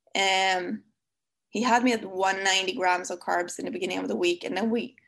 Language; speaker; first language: English; non-native, fluent; Swedish